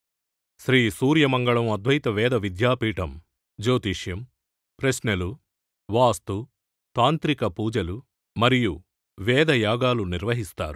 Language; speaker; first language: Telugu; native; Telugu